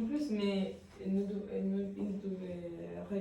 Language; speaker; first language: French; non-native, learner; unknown